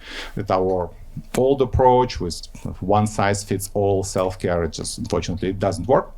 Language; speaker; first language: English; non-native, fluent; Ukrainian